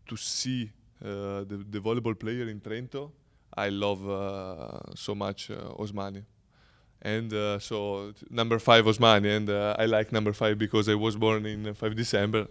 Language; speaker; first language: English; non-native, learner; Italian